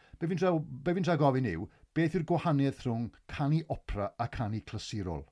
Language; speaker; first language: Welsh; native; Welsh